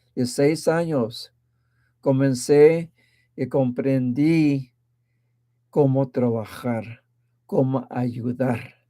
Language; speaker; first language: Spanish; early bilingual, heritage; Spanish